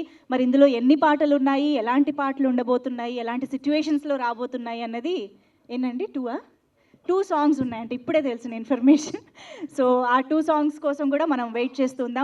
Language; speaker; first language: Telugu; native; Telugu